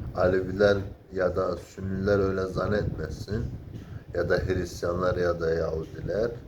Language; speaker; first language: Turkish; early bilingual, heritage; Turkish